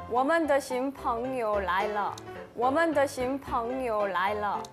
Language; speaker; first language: Chinese; non-native, learner; Korean